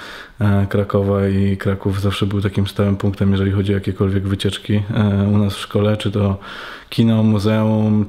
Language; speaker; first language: Polish; native; Polish